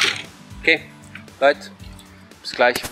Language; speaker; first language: German; non-native, fluent; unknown